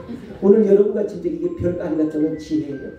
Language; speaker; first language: Korean; native; Korean